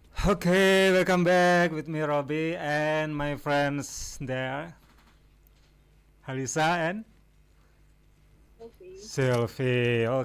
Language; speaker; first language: English; non-native, fluent; Indonesian